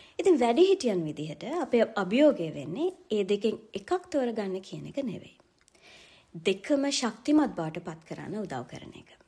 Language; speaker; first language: Sinhala; native; Sinhala